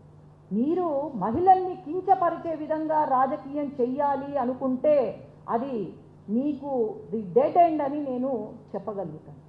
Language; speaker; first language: Telugu; native; Telugu